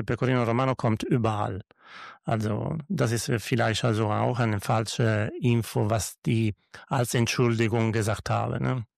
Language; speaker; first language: German; non-native, learner; Italian